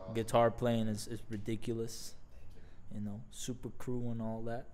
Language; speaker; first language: English; non-native, local second language; Spanish